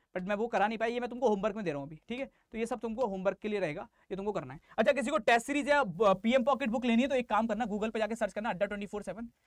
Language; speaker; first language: Hindi; native; Hindi